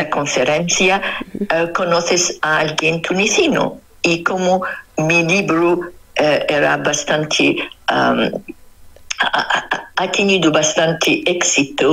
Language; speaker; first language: Spanish; non-native, fluent; Arabic